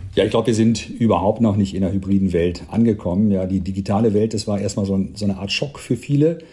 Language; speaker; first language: German; native; German